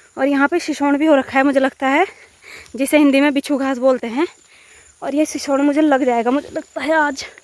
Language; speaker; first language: Hindi; non-native, local second language; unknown